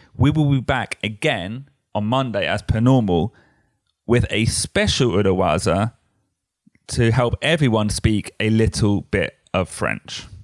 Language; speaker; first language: English; native; English